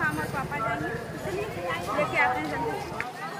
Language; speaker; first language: Hindi; native; Hindi